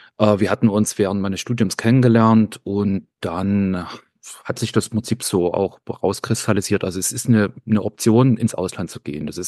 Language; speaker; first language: German; native; German